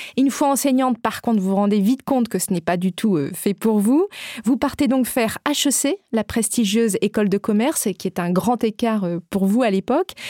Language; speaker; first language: French; native; French